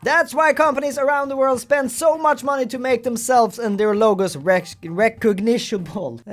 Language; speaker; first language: English; non-native, fluent; Swedish